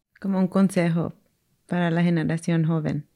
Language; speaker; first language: Spanish; early bilingual, heritage; English